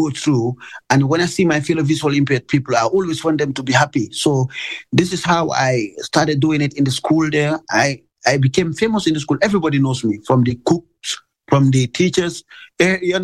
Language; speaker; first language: English; non-native, local second language; Mandingo